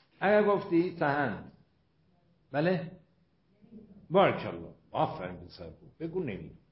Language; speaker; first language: Persian; non-native, local second language; Azerbaijani